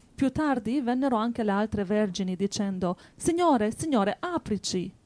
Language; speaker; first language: Italian; non-native, fluent; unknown